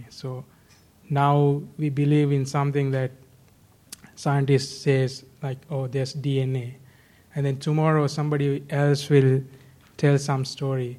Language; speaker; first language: English; non-native, local second language; Sinhala